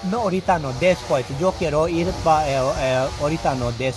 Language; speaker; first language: Spanish; non-native, learner; Urdu